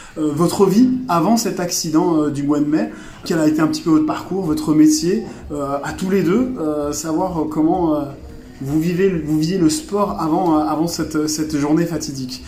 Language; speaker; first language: French; native; French